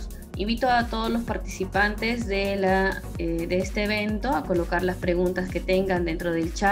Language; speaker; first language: Spanish; native; Spanish